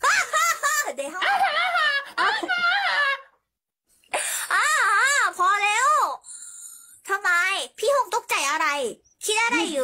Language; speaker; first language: Thai; early bilingual, other home language; Korean